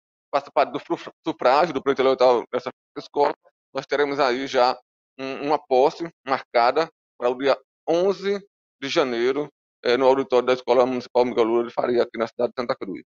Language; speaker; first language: Portuguese; native; Portuguese